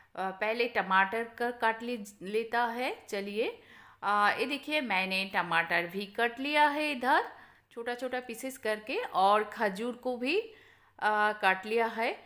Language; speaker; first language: Hindi; non-native, local second language; Bangla